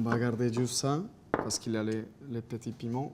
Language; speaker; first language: French; non-native, fluent; Spanish